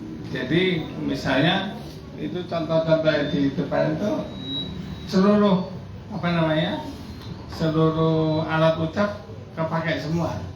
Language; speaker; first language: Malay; non-native, local second language; Javanese